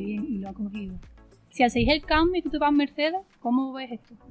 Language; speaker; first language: Spanish; native; Spanish